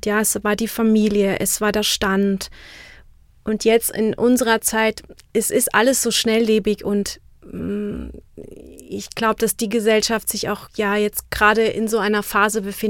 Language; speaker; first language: German; non-native, fluent; Czech